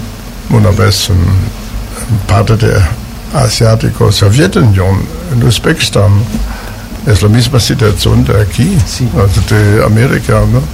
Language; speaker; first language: Spanish; non-native, learner; German